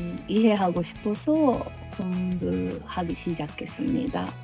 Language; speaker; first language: Korean; non-native, learner; Japanese